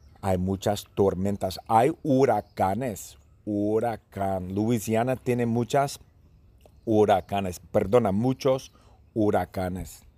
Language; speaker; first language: Spanish; early bilingual, heritage; Spanish